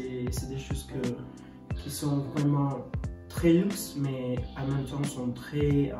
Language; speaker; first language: French; non-native, learner; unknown